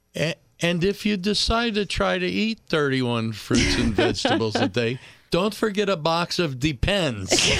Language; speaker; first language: English; native; English